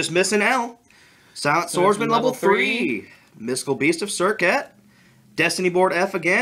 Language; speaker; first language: English; native; English